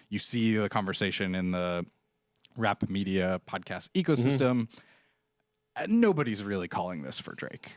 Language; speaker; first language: English; native; English